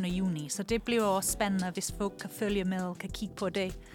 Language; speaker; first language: Danish; non-native, fluent; English